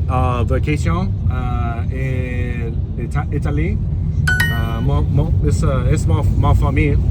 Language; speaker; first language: French; non-native, learner; English